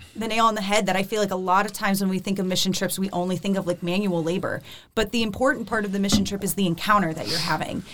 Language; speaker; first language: English; native; English